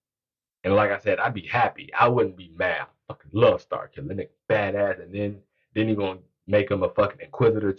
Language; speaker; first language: English; native; English